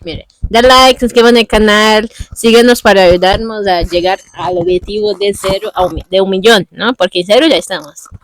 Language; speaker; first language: Spanish; non-native, fluent; Portuguese